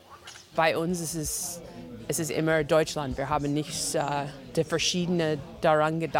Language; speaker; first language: German; early bilingual, heritage; English